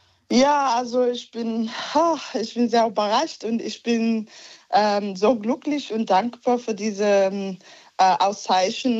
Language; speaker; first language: German; non-native, learner; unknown